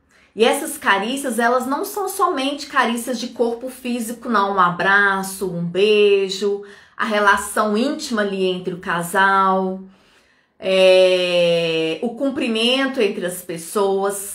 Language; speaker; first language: Portuguese; native; Portuguese